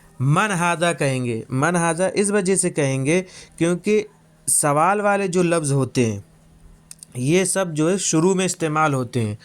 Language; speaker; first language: Urdu; native; Urdu